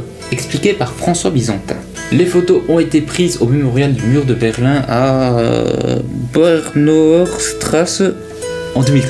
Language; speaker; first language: French; native; French